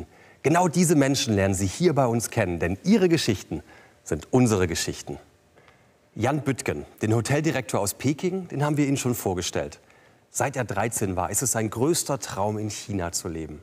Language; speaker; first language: German; native; German